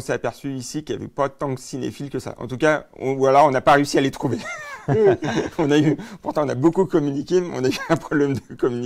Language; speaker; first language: French; native; French